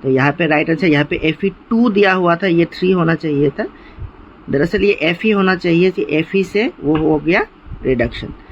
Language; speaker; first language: Hindi; non-native, local second language; Assamese